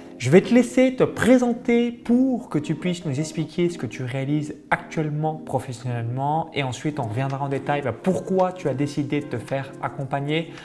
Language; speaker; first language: French; native; French